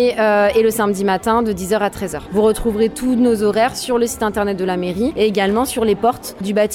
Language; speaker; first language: French; native; French